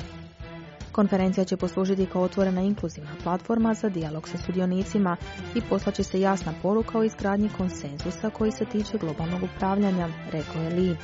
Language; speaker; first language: Croatian; native; Croatian